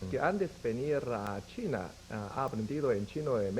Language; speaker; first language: Spanish; non-native, fluent; Chinese